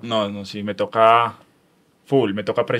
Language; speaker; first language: Spanish; native; Spanish